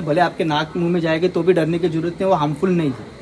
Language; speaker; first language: Hindi; non-native, local second language; Marathi